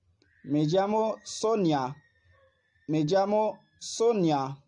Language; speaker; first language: Spanish; non-native, learner; Haitian Creole